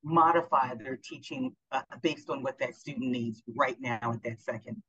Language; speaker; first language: English; native; English